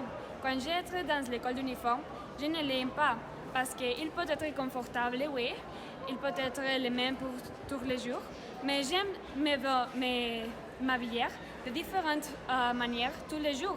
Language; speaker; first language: French; non-native, learner; Spanish